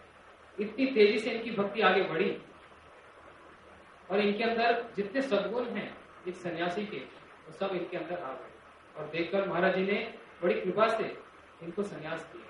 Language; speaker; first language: Hindi; native; Hindi